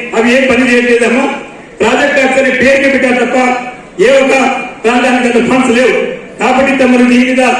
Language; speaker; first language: Telugu; non-native, local second language; Lambadi